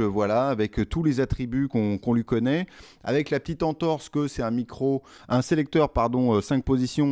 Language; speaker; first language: French; native; French